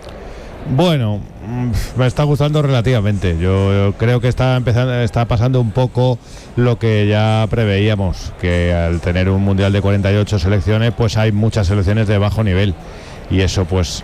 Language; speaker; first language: Spanish; native; Spanish